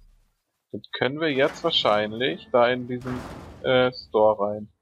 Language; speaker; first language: German; native; German